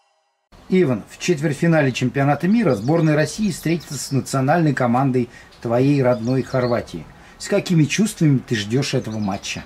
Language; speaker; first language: Russian; native; Russian